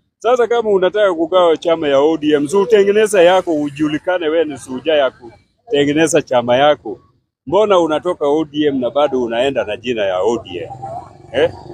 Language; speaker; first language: Swahili; non-native, local second language; Luo (Kenya and Tanzania)